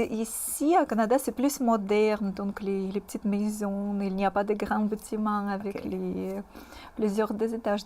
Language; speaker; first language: French; non-native, fluent; Russian